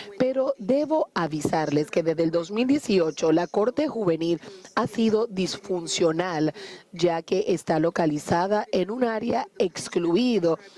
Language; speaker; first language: Spanish; non-native, fluent; Haitian Creole